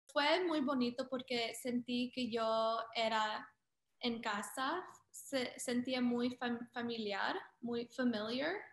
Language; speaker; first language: Spanish; early bilingual, heritage; Spanish